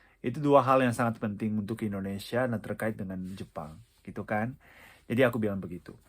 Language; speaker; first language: Indonesian; non-native, fluent; Japanese